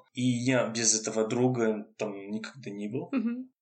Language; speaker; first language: Russian; non-native, fluent; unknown